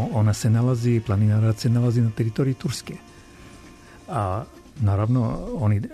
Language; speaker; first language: Serbian; non-native, fluent; Armenian